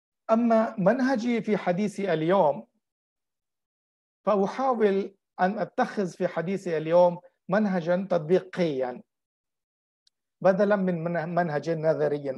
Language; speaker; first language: Arabic; non-native, fluent; Urdu